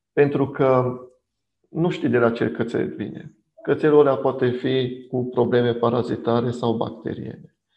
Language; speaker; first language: Romanian; non-native, local second language; Hungarian